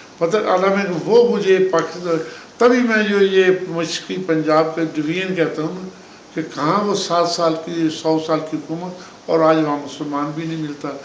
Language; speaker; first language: Urdu; non-native, local second language; Punjabi